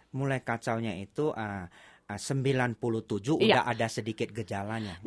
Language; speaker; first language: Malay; non-native, local second language; Chinese